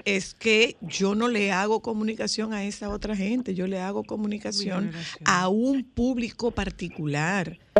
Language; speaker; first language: Spanish; native; Spanish